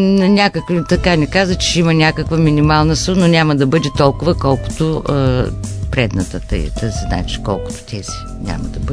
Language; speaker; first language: Bulgarian; native; Bulgarian